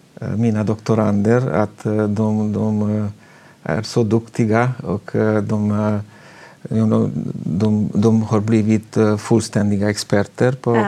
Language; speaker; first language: Swedish; non-native, fluent; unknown